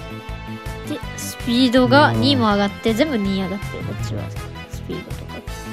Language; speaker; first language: Japanese; native; Japanese